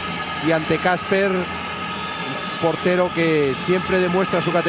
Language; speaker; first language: Spanish; native; Spanish